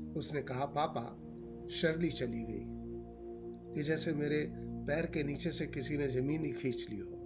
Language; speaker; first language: Hindi; native; Hindi